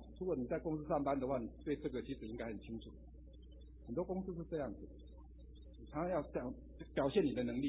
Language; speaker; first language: Chinese; native; Chinese